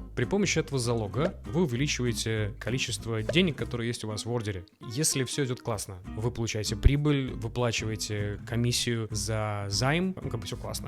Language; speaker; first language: Russian; native; Russian